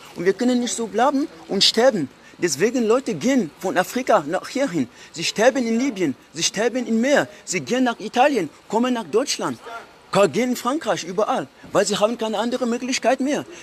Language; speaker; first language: German; non-native, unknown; French